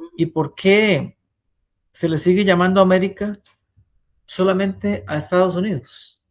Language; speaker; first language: Spanish; native; Spanish